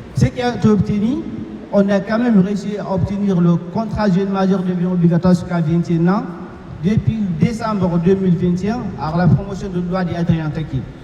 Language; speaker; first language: French; non-native, local second language; Fula